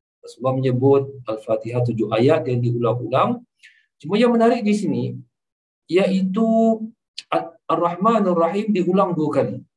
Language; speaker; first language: Malay; native; Malay